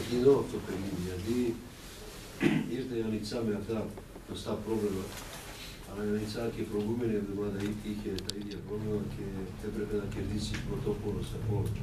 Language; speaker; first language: Greek; non-native, fluent; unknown